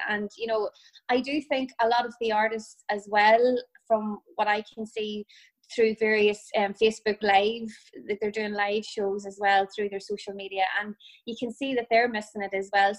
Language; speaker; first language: English; native; English